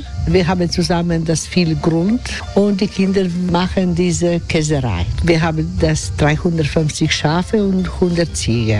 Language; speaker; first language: German; non-native, learner; Croatian